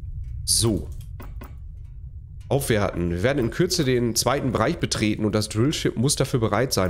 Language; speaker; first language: German; native; German